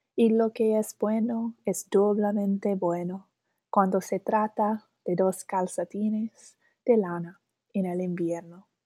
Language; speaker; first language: Spanish; non-native, learner; English